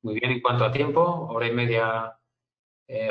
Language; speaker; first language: Spanish; native; Spanish